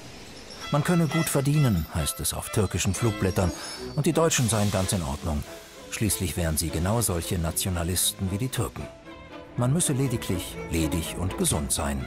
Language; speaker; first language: German; native; German